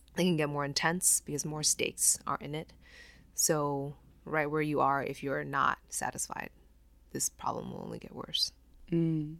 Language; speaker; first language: English; non-native, fluent; Chinese